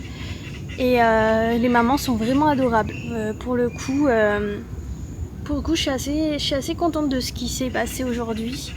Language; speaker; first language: French; native; French